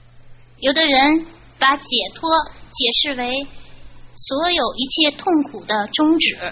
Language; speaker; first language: Chinese; native; Chinese